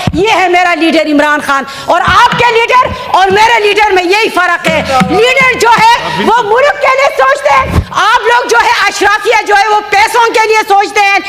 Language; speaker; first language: Urdu; non-native, local second language; Khowar